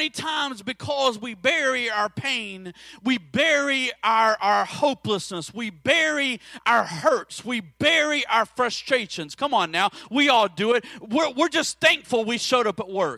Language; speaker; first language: English; native; English